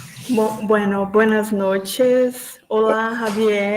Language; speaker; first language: Spanish; non-native, learner; Portuguese